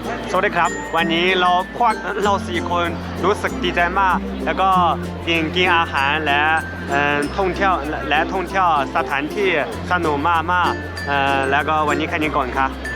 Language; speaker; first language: Thai; non-native, learner; Chinese